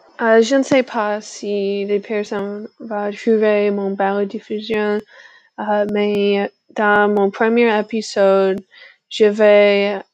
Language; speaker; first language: French; non-native, learner; English